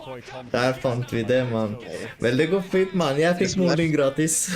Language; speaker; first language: Norwegian; native; Norwegian